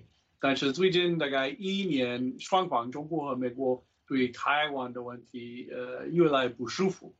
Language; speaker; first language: Chinese; non-native, fluent; English